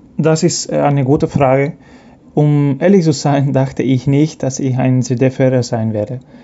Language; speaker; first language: German; early bilingual, heritage; Spanish